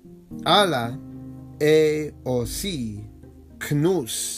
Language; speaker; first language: Greek; non-native, learner; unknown